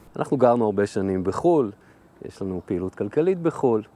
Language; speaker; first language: Hebrew; native; Hebrew